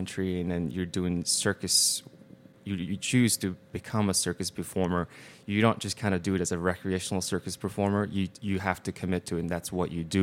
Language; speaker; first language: English; non-native, fluent; Mongolian